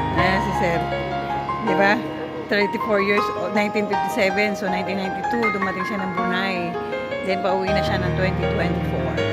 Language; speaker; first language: Filipino; native; Filipino